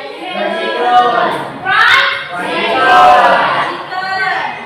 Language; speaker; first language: English; non-native, learner; Indonesian